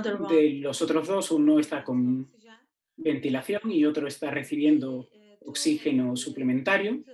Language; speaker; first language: Spanish; non-native, fluent; Turkish